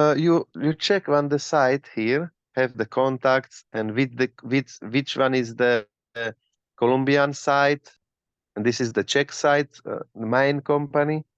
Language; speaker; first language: English; non-native, learner; Slovak